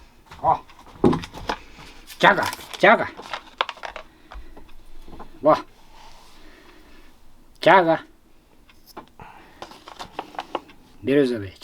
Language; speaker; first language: Russian; non-native, local second language; Yakut